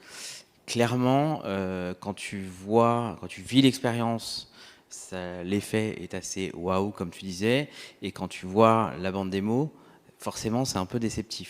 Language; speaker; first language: French; native; French